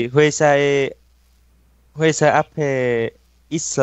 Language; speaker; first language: Korean; non-native, learner; Vietnamese